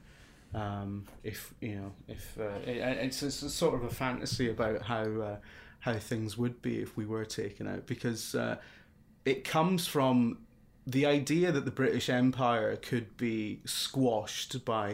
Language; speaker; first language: English; native; English